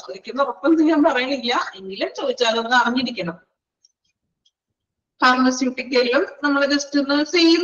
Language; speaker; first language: Malayalam; native; Malayalam